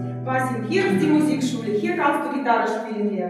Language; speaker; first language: German; non-native, fluent; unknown